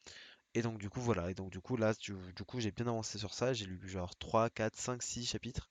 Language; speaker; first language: French; native; French